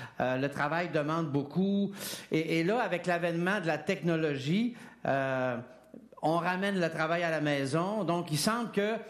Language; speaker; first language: French; native; French